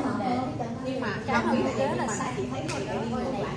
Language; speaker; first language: Vietnamese; native; Vietnamese